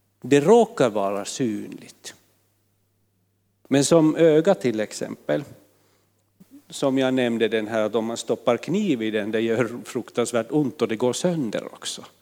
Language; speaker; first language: Swedish; non-native, fluent; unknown